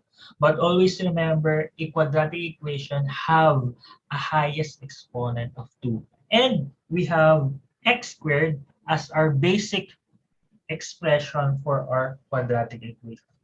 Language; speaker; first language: English; non-native, local second language; Filipino